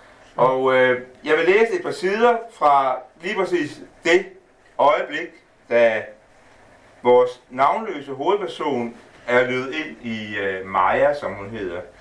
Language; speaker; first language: Danish; native; Danish